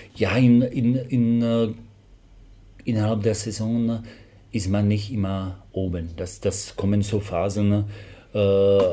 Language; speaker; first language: German; non-native, fluent; Slovak